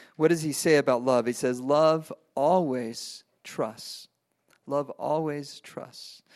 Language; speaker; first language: English; non-native, fluent; Spanish